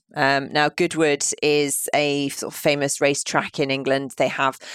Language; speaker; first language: English; native; English